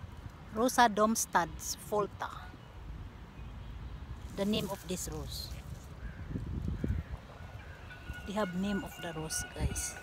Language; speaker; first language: English; non-native, learner; Filipino